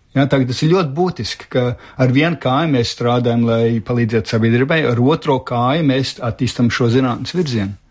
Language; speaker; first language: Latvian; early bilingual, heritage; Latvian